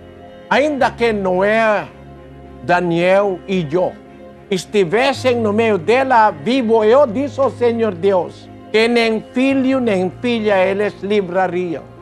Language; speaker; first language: Portuguese; non-native, learner; Filipino